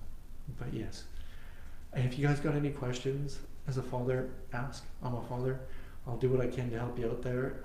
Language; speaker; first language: English; native; English